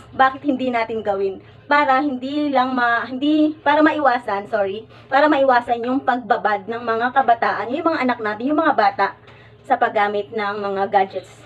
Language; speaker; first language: Filipino; native; Filipino